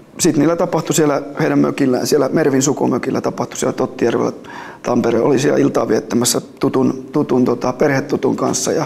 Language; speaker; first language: Finnish; native; Finnish